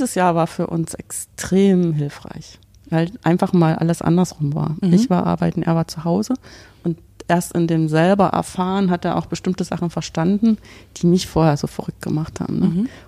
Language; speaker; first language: German; native; German